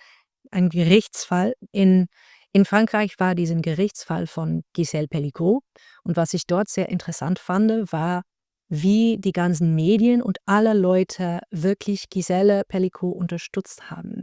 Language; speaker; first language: German; non-native, fluent; Dutch